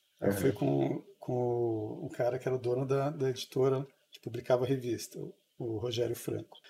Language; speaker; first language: Portuguese; native; Portuguese